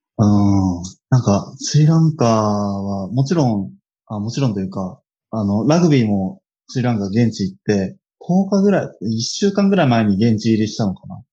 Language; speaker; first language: Japanese; native; Japanese